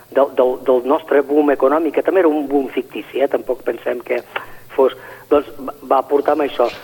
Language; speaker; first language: Catalan; native; Catalan